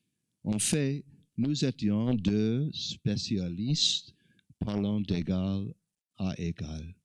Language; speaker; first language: French; non-native, learner; English